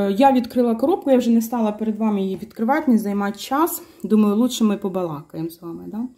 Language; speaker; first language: Ukrainian; non-native, local second language; Russian